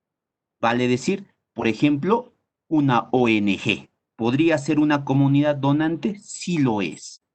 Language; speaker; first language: Spanish; native; Spanish